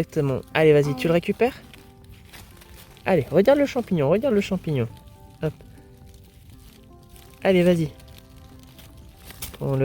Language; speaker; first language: French; native; French